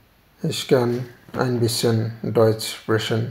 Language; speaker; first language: German; non-native, fluent; Bangla